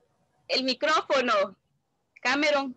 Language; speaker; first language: Spanish; native; Spanish